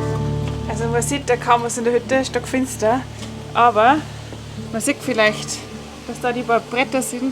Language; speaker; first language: German; native; German